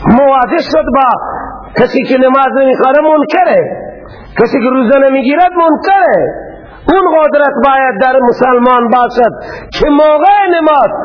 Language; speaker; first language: Persian; native; Persian